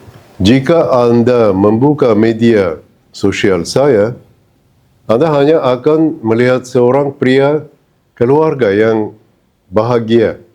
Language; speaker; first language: Indonesian; non-native, fluent; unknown